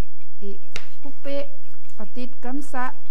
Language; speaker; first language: French; non-native, learner; Thai